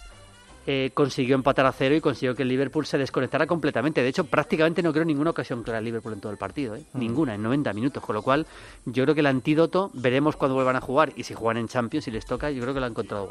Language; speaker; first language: Spanish; native; Spanish